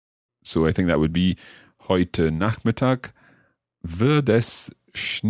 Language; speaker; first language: German; non-native, learner; English